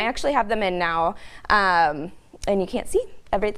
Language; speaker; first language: English; native; English